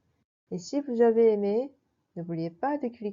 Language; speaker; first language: French; non-native, fluent; Korean